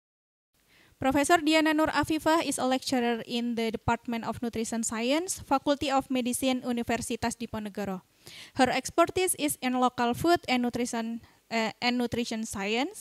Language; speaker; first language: English; non-native, fluent; Indonesian